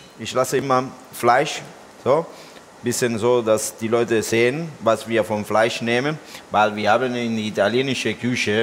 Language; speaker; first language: German; non-native, learner; Italian